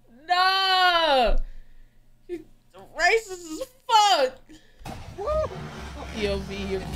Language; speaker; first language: English; native; English